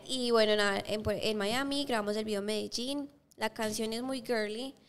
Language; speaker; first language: Spanish; native; Spanish